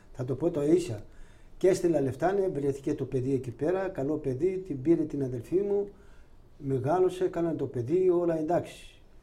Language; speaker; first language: Greek; non-native, local second language; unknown